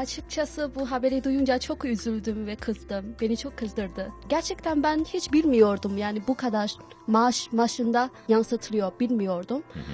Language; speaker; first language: Turkish; non-native, learner; Chinese